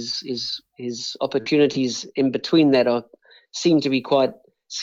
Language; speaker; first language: English; native; English